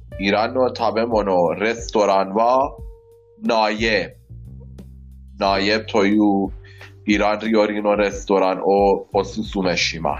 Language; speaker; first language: Japanese; non-native, learner; Persian